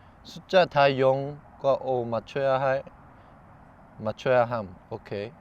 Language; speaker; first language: Korean; non-native, fluent; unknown